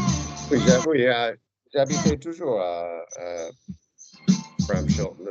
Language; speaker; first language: French; non-native, fluent; English